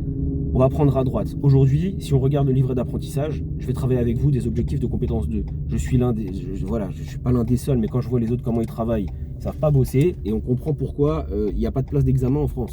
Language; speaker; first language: French; native; French